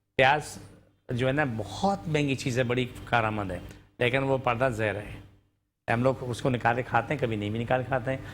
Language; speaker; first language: Urdu; non-native, local second language; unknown